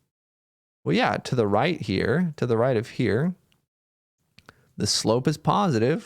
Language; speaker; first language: English; native; English